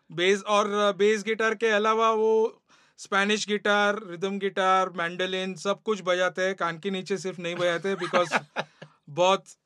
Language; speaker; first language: Hindi; non-native, local second language; Marathi